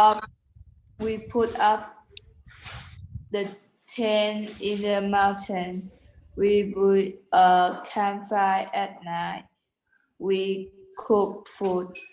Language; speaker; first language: English; non-native, learner; Vietnamese